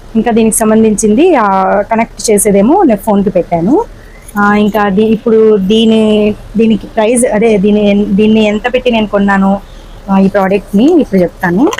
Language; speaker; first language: Telugu; non-native, local second language; Urdu